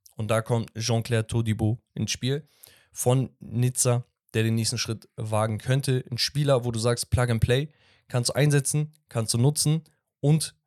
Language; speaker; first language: German; early bilingual, other home language; Turkish